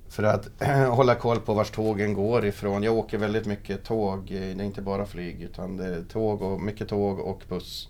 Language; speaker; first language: Swedish; native; Swedish